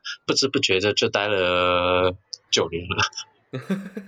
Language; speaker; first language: Chinese; early bilingual, heritage; Chinese